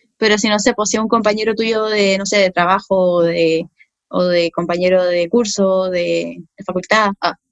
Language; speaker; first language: Spanish; native; Spanish